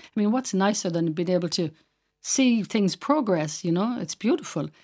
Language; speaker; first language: English; native; English